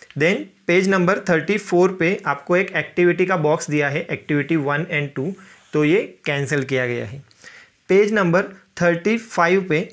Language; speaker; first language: Hindi; non-native, local second language; Marathi